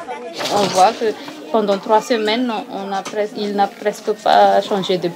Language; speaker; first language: French; non-native, local second language; Malagasy